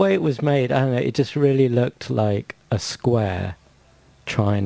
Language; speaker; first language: English; native; English